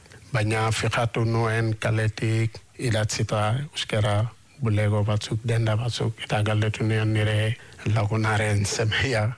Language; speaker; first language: Basque; non-native, fluent; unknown